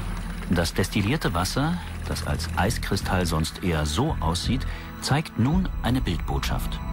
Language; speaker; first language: German; native; German